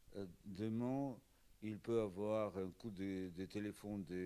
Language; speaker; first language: French; non-native, fluent; Russian